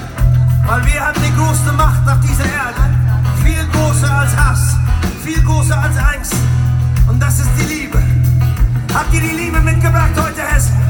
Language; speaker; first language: German; non-native, fluent; English